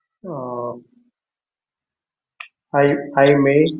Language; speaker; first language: English; non-native, learner; Hindi